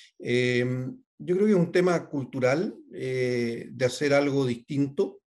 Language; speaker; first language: Spanish; native; Spanish